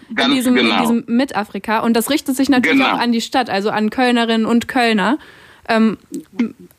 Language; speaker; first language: German; native; German